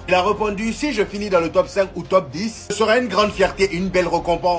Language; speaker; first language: French; native; French